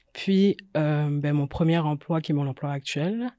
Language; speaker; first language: French; native; French